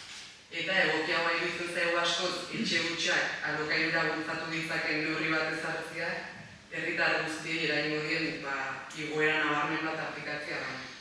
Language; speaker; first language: Basque; native; Basque